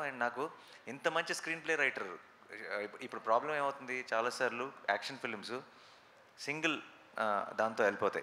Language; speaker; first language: Telugu; native; Telugu